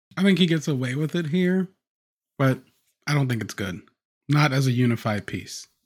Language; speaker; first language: English; native; English